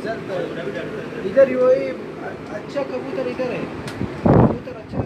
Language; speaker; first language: Hindi; non-native, learner; Arabic